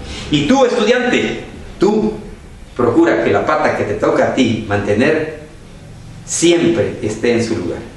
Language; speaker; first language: Spanish; native; Spanish